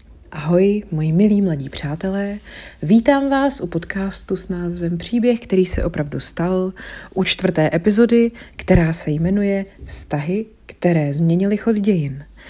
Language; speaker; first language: Czech; native; Czech